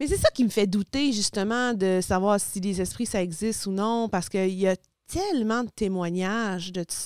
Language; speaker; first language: French; native; French